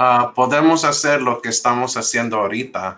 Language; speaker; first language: Spanish; early bilingual, heritage; English